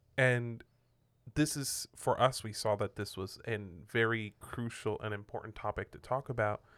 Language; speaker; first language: English; non-native, fluent; Spanish